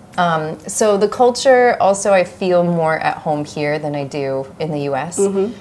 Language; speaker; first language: English; native; English